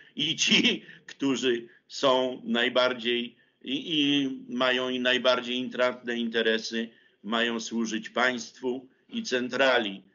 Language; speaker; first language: Polish; native; Polish